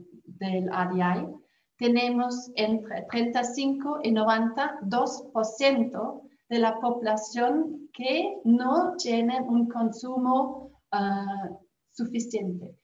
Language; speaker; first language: Spanish; non-native, fluent; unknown